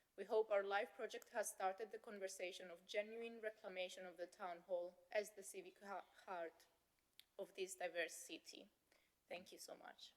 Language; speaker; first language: English; non-native, fluent; Greek